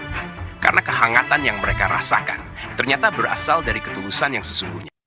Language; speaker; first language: Indonesian; native; Indonesian